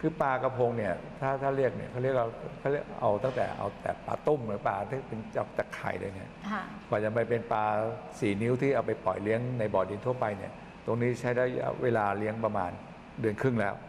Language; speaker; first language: Thai; native; Thai